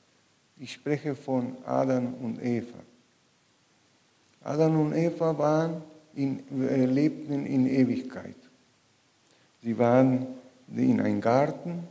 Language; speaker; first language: German; non-native, learner; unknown